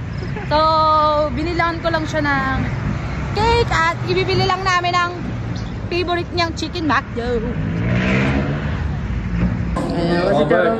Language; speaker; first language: Filipino; native; Filipino